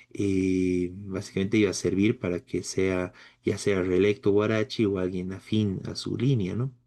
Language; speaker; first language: Spanish; native; Spanish